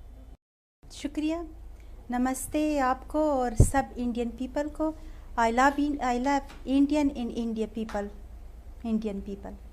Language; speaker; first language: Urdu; non-native, fluent; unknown